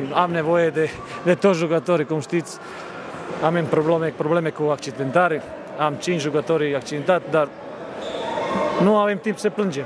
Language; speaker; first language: Romanian; non-native, fluent; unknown